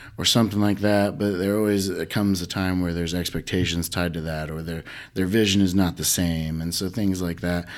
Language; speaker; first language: English; native; English